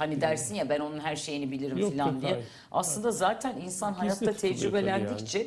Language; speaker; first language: Turkish; native; Turkish